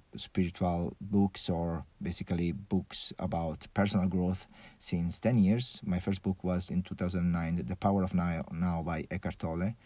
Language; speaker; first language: English; early bilingual, other home language; Italian